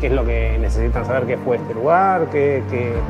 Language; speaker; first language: Spanish; native; Spanish